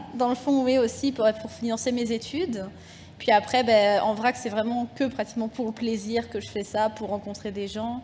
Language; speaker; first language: French; native; French